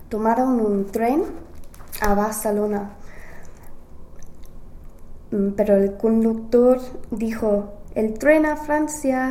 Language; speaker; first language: Spanish; non-native, learner; English